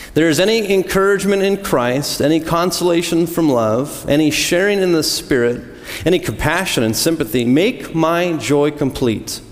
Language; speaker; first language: English; native; English